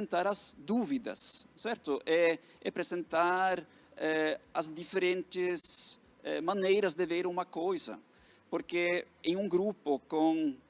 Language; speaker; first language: Portuguese; non-native, fluent; Norwegian